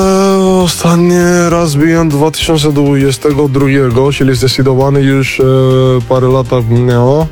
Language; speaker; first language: Polish; non-native, learner; Spanish